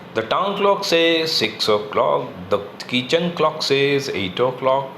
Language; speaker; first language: English; non-native, local second language; Gujarati